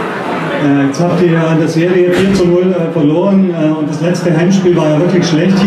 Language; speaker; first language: German; native; German